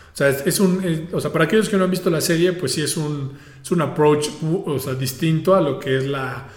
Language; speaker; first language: Spanish; native; Spanish